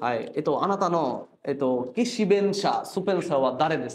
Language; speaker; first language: Japanese; non-native, fluent; Bangla